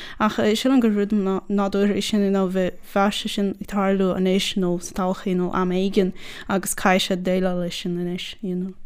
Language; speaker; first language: Irish; non-native, fluent; Portuguese